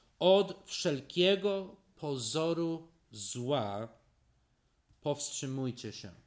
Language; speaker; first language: Polish; non-native, fluent; English